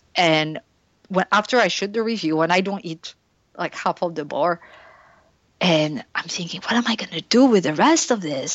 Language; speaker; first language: English; non-native, fluent; French